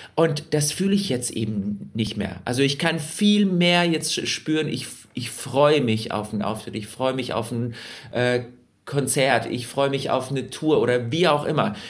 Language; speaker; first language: German; early bilingual, other home language; Russian